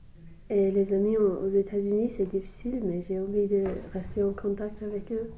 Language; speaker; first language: French; non-native, fluent; English